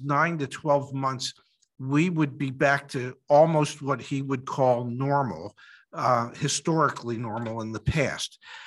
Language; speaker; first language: English; native; English